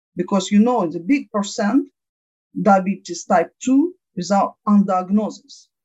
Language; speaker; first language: English; non-native, learner; Ukrainian